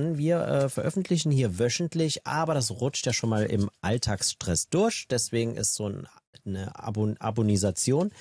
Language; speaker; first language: German; native; German